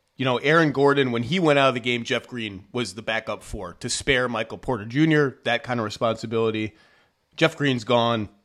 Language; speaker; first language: English; native; English